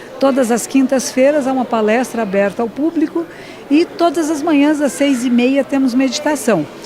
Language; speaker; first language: Portuguese; native; Portuguese